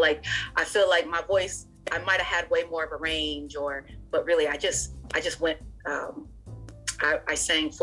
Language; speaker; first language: English; native; English